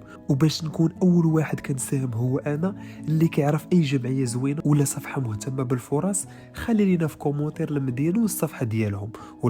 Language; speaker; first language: Arabic; native; Arabic